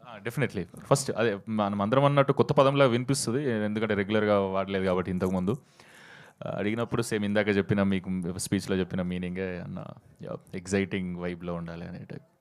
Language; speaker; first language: Telugu; native; Telugu